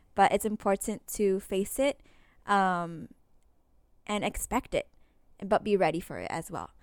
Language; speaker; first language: English; native; English